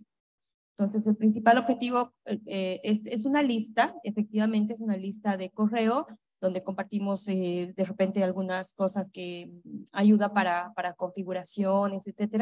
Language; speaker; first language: Spanish; native; Spanish